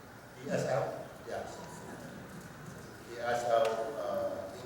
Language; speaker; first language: English; non-native, learner; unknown